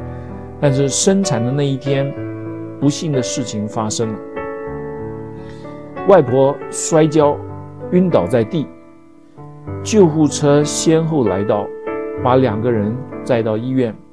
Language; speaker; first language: Chinese; native; Chinese